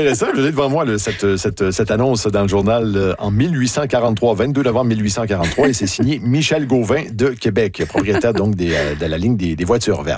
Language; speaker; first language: French; native; French